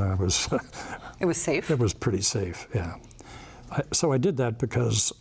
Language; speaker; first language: English; native; English